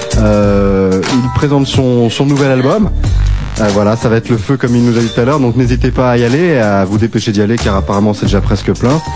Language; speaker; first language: French; native; French